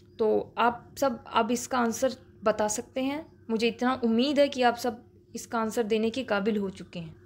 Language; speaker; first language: Hindi; native; Hindi